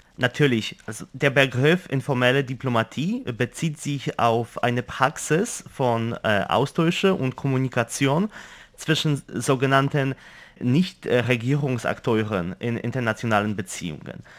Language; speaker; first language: German; non-native, fluent; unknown